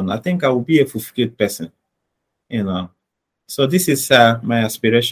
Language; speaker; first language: English; non-native, local second language; Igbo